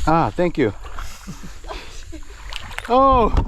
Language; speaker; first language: English; non-native, learner; Korean